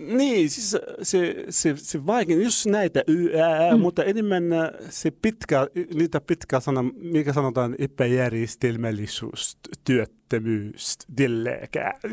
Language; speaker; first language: Finnish; non-native, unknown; Arabic